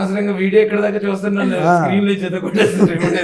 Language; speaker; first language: Telugu; native; Telugu